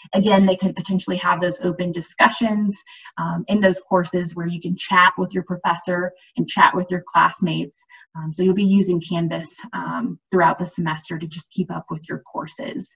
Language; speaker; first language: English; native; English